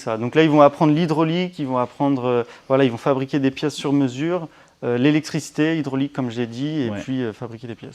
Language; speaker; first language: French; native; French